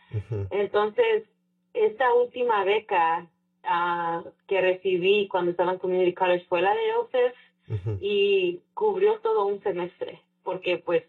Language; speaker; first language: Spanish; native; Spanish